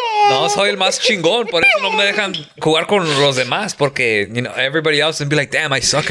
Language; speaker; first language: Spanish; early bilingual, heritage; Spanish